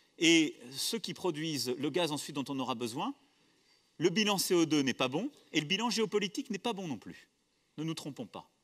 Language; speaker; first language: French; native; French